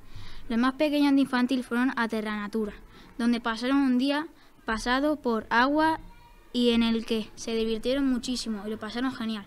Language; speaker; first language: Spanish; native; Spanish